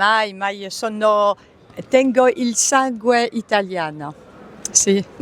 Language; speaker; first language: Italian; early bilingual, heritage; Italian